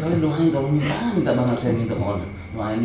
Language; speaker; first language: Indonesian; native; Indonesian